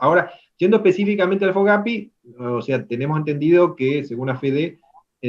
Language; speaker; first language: Spanish; native; Spanish